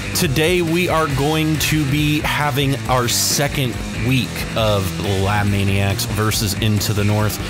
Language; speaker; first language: English; native; English